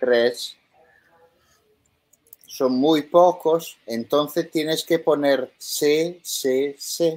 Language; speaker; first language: Spanish; non-native, fluent; Italian